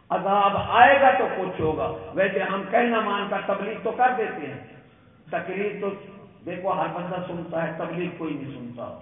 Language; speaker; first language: Urdu; non-native, local second language; Punjabi